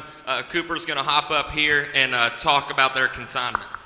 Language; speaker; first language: English; native; English